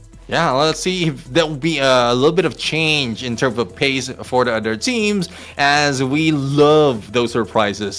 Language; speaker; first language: English; non-native, local second language; Filipino